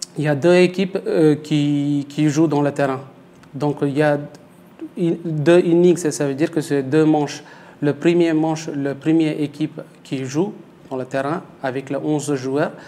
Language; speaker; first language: French; non-native, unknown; Tamil